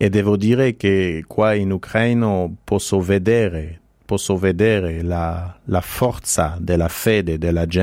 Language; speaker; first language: Italian; non-native, fluent; French